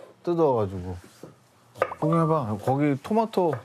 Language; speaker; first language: Korean; native; Korean